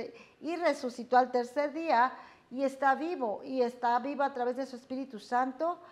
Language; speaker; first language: Spanish; native; Spanish